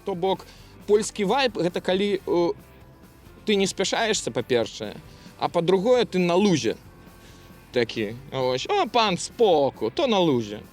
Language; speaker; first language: Belarusian; non-native, local second language; Russian